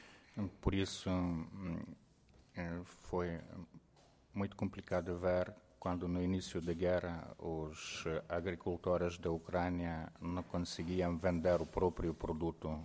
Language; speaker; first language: Portuguese; non-native, fluent; Ukrainian